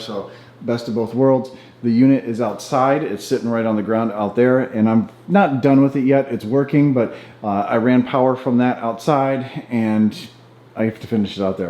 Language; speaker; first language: English; native; English